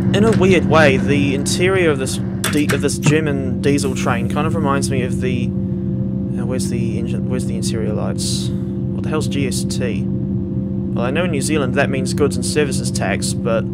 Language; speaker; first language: English; native; English